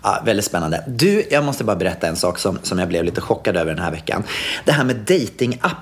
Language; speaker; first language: Swedish; native; Swedish